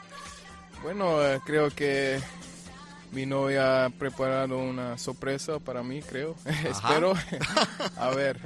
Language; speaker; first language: Spanish; non-native, fluent; German